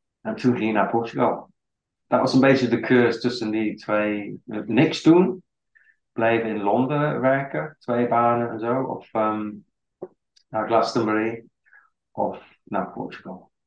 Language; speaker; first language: Dutch; non-native, fluent; English